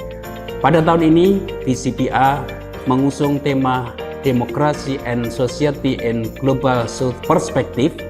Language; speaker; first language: Indonesian; native; Indonesian